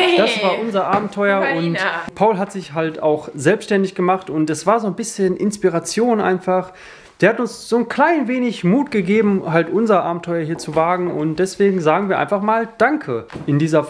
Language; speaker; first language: German; native; German